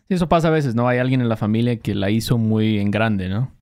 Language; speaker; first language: Spanish; native; Spanish